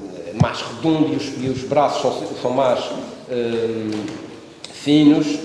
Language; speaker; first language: Portuguese; native; Portuguese